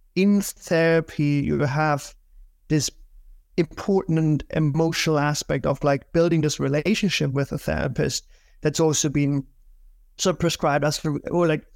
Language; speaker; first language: English; non-native, fluent; German